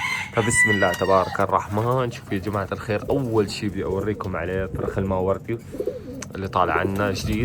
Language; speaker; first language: Arabic; native; Arabic